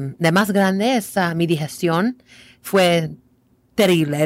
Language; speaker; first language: Spanish; non-native, learner; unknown